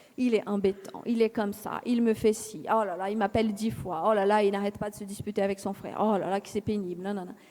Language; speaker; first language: French; non-native, fluent; Portuguese